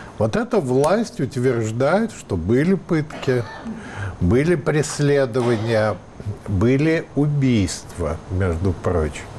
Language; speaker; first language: Russian; native; Russian